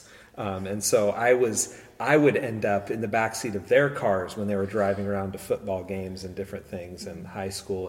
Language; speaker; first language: English; native; English